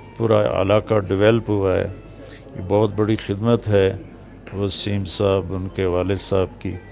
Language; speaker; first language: Urdu; non-native, local second language; Punjabi